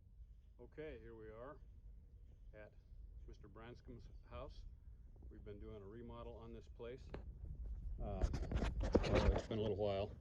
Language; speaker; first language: English; native; English